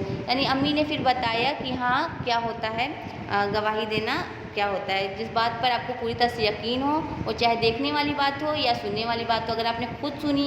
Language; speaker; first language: Urdu; native; Urdu